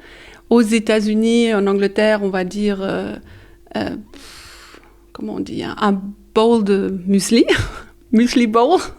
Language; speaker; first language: French; early bilingual, heritage; French